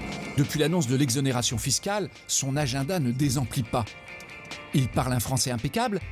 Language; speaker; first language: French; native; French